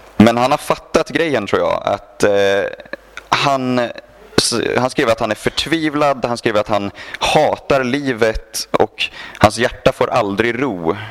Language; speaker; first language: Swedish; native; Swedish